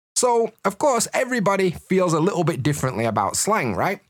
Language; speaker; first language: English; native; English